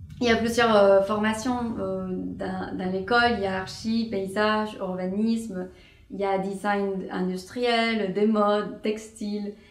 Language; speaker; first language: French; non-native, fluent; Spanish